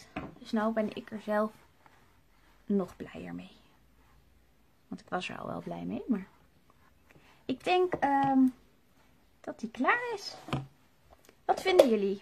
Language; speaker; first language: Dutch; native; Dutch